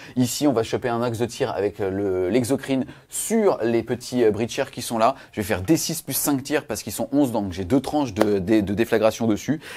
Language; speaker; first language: French; native; French